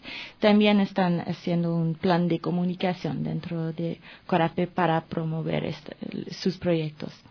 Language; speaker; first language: Spanish; non-native, fluent; French